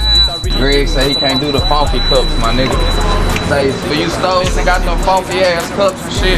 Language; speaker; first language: English; native; English